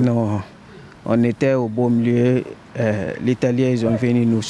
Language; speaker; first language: French; non-native, fluent; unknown